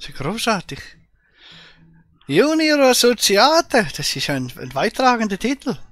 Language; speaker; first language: German; native; German